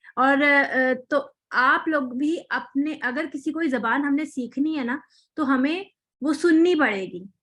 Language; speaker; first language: Urdu; native; Urdu